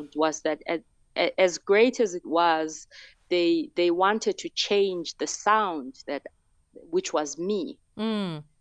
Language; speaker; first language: English; non-native, local second language; Xhosa